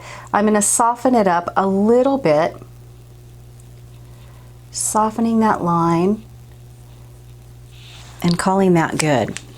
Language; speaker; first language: English; native; English